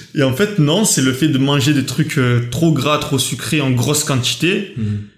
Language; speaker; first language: French; native; French